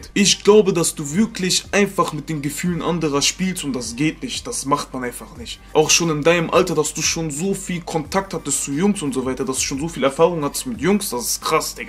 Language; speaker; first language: German; native; German